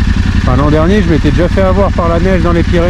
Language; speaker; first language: French; native; French